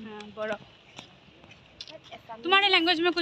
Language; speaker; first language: Hindi; non-native, local second language; Bangla